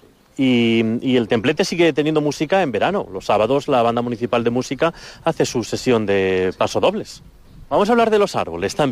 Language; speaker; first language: Spanish; native; Spanish